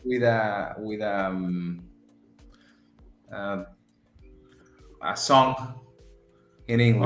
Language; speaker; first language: English; non-native, learner; Spanish